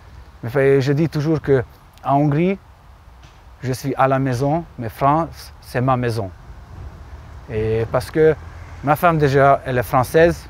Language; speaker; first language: French; non-native, learner; Hungarian